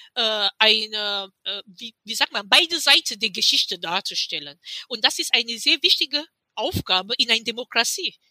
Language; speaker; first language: German; non-native, fluent; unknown